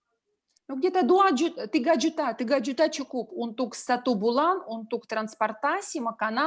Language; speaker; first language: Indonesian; non-native, learner; Russian